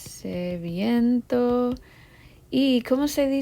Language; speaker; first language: Spanish; non-native, fluent; English